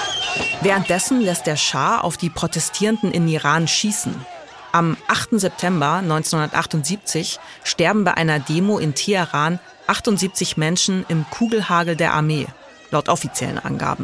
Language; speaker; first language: German; native; German